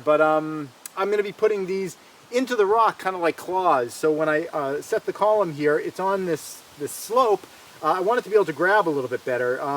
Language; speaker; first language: English; native; English